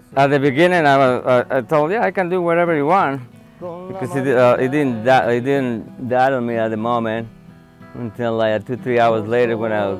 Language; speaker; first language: English; non-native, fluent; Spanish